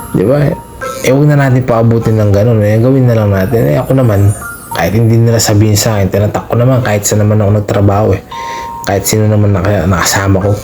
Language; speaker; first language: Filipino; non-native, local second language; Pampanga